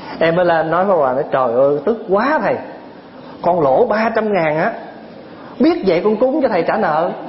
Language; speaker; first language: Vietnamese; early bilingual, other home language; English